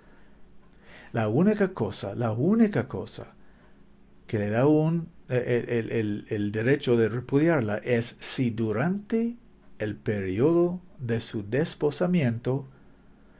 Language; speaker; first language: Spanish; non-native, learner; English